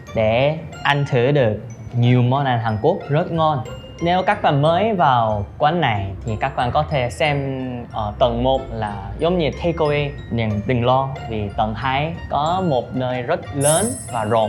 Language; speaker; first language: Vietnamese; non-native, learner; Korean